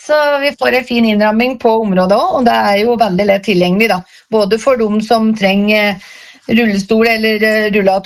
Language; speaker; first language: Norwegian; native; Norwegian